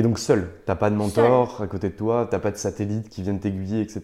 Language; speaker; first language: French; native; French